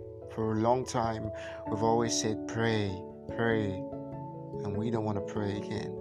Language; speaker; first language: English; non-native, local second language; Yoruba